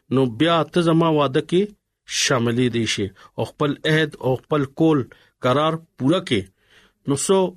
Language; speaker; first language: Pashto; non-native, local second language; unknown